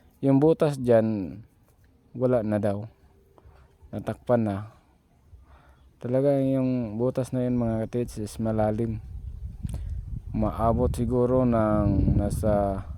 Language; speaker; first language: Filipino; non-native, local second language; Bikol